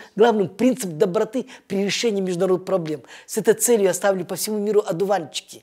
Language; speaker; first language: Russian; native; Russian